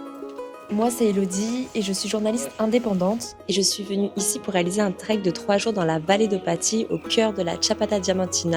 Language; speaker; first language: French; native; French